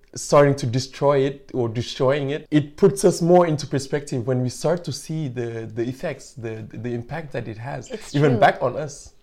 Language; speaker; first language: English; non-native, fluent; Wolof